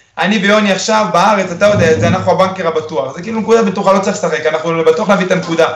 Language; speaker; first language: Hebrew; early bilingual, other home language; Spanish